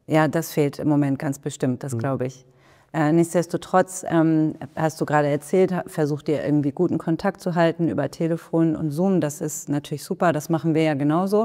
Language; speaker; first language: German; native; German